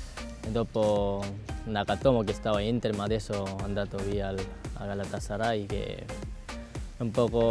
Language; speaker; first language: Italian; non-native, learner; Korean